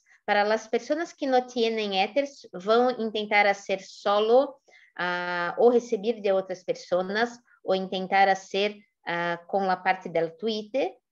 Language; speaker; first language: Spanish; non-native, fluent; Portuguese